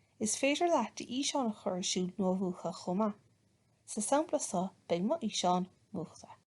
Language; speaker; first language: Irish; native; Irish